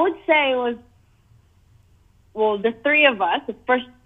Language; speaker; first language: English; non-native, local second language; Cebuano